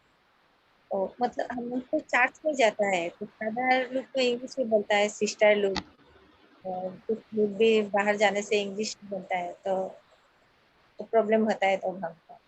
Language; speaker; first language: Hindi; non-native, local second language; Assamese